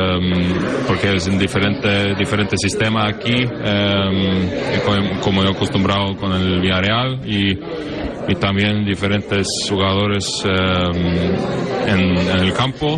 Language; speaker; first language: Spanish; non-native, learner; Norwegian